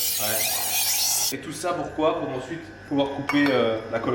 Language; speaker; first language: French; native; French